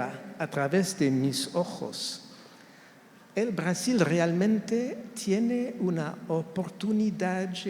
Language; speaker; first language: Spanish; non-native, fluent; French